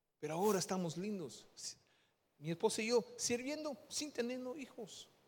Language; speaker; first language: Spanish; non-native, fluent; Dutch